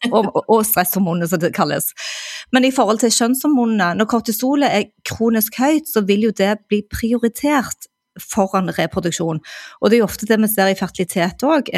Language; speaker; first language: Norwegian; native; Norwegian